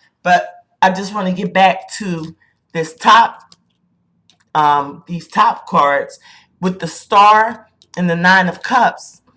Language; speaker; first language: English; native; English